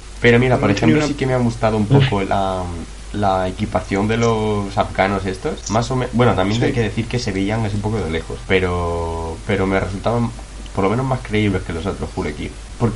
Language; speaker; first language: Spanish; native; Spanish